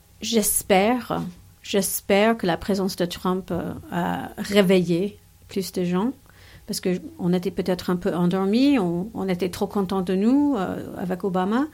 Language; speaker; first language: French; non-native, fluent; English